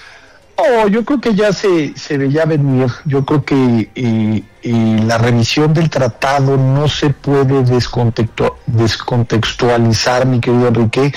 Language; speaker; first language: Spanish; native; Spanish